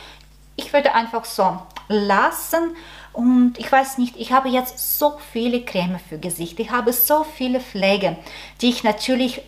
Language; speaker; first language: German; non-native, learner; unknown